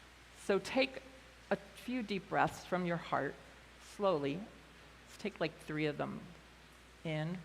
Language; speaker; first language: English; native; English